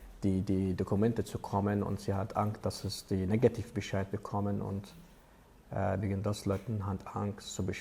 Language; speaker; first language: German; non-native, learner; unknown